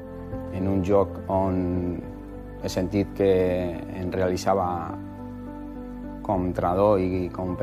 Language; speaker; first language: Catalan; non-native, learner; Spanish